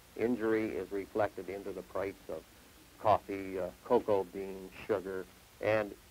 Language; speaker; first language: English; native; English